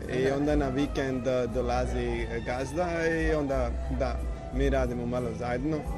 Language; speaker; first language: Croatian; non-native, learner; Punjabi